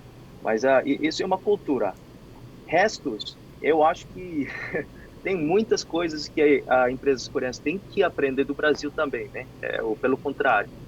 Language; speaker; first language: Portuguese; non-native, fluent; Korean